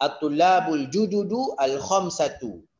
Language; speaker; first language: Arabic; non-native, fluent; Malay